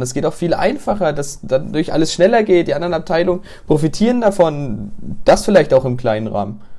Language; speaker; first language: German; native; German